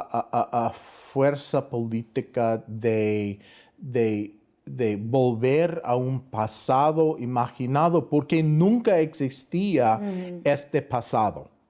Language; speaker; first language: Spanish; non-native, fluent; English